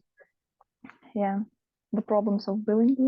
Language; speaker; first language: English; non-native, learner; Russian